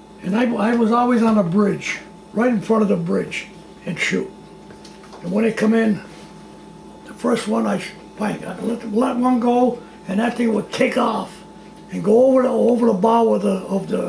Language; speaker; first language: English; native; English